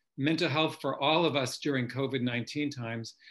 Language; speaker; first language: English; native; English